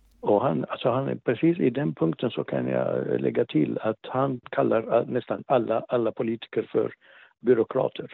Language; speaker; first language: Swedish; non-native, fluent; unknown